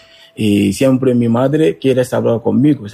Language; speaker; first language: Spanish; non-native, learner; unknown